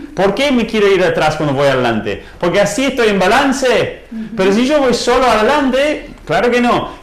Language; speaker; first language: Spanish; non-native, fluent; English